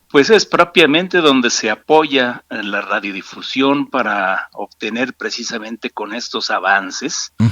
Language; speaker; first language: Spanish; native; Spanish